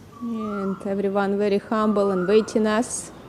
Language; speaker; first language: English; non-native, learner; Russian